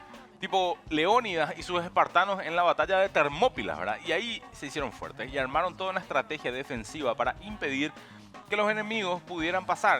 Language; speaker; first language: Spanish; native; Spanish